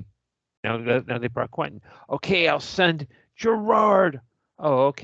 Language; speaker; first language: English; native; English